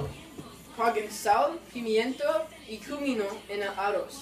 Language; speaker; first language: Spanish; non-native, learner; English